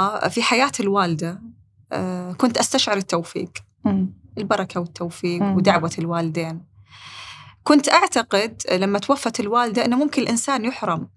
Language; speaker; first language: Arabic; native; Arabic